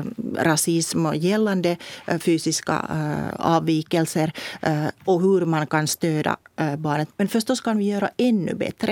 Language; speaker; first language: Swedish; non-native, local second language; Finnish